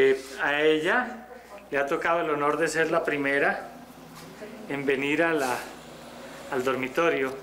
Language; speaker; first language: Spanish; native; Spanish